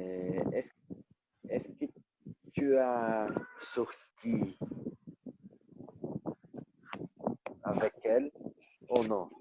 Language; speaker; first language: French; non-native, learner; Portuguese